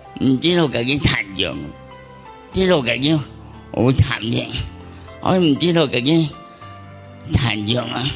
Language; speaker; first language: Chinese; non-native, local second language; Cantonese